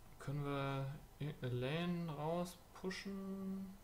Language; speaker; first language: German; native; German